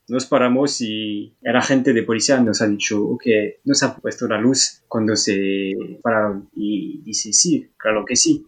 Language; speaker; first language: Spanish; non-native, learner; French